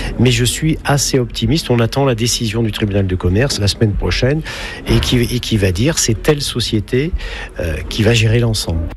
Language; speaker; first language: French; native; French